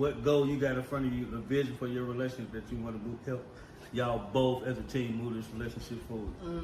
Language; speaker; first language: English; native; English